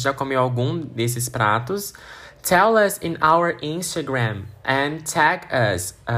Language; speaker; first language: English; non-native, fluent; Portuguese